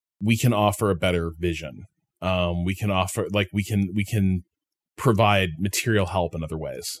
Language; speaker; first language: English; native; English